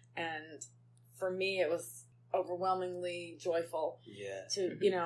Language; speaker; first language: English; native; English